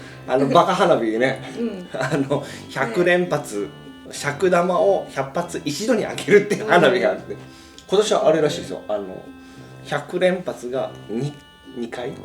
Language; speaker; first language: Japanese; native; Japanese